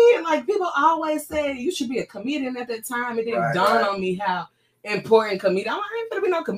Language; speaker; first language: English; native; English